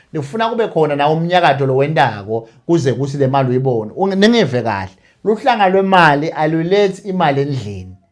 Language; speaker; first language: Zulu; native; Zulu